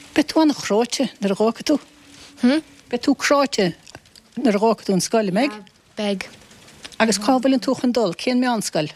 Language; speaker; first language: Irish; native; Irish